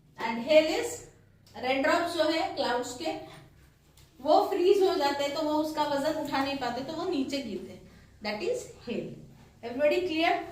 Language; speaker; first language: Hindi; non-native, local second language; Marathi